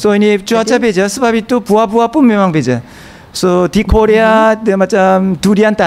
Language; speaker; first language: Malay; non-native, learner; Korean